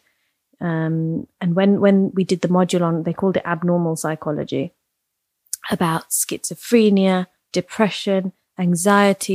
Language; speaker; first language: English; native; English